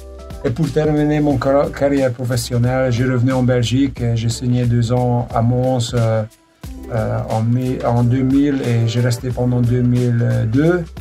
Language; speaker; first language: French; non-native, local second language; Hungarian